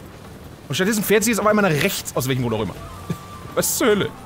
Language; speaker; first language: German; native; German